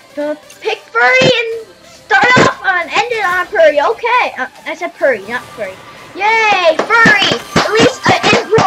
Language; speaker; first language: English; native; English